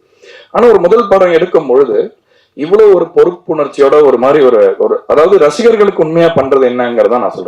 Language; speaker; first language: Tamil; native; Tamil